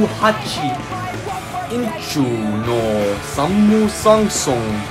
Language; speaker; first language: Japanese; non-native, learner; English